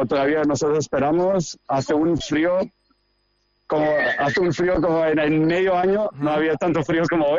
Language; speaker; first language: Spanish; non-native, fluent; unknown